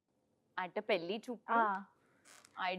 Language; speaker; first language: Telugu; non-native, learner; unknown